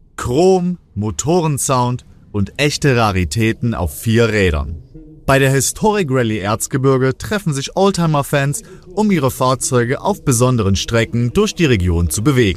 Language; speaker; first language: German; native; German